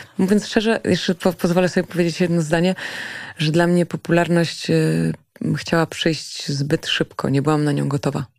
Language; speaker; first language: Polish; early bilingual, other home language; German